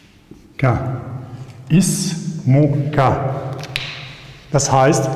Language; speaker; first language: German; non-native, fluent; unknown